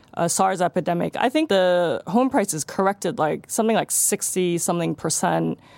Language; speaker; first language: English; non-native, local second language; Cantonese